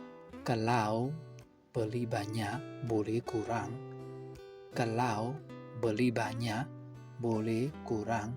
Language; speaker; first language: Indonesian; non-native, learner; Burmese